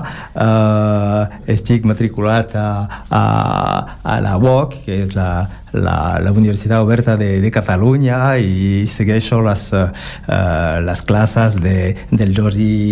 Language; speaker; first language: Catalan; non-native, learner; French